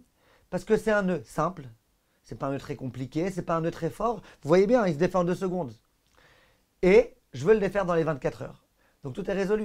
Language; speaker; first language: French; native; French